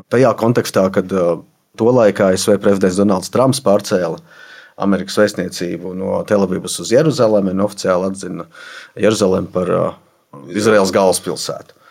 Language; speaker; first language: Latvian; native; Latvian